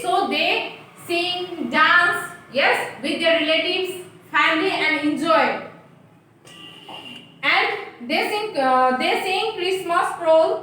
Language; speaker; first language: English; non-native, local second language; Nepali